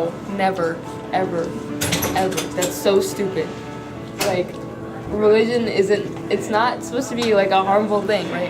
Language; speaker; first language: English; native; English